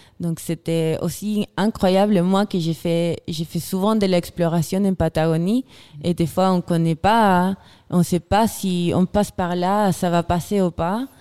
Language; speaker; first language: French; non-native, fluent; Spanish